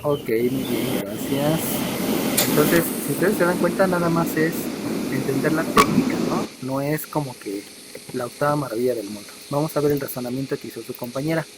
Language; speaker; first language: Spanish; native; Spanish